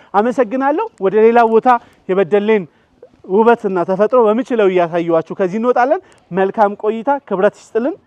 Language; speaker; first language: Amharic; non-native, local second language; Oromo